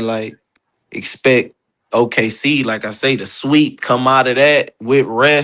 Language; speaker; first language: English; native; English